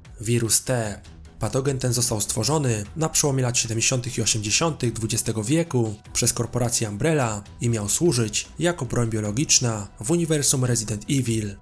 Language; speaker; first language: Polish; native; Polish